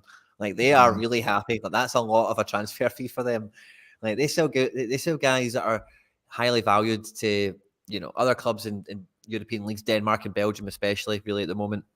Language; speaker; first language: English; native; English